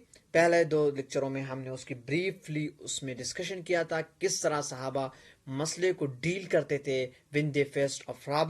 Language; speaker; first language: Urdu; non-native, local second language; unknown